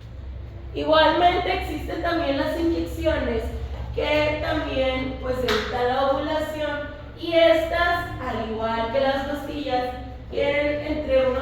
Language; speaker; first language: Spanish; native; Spanish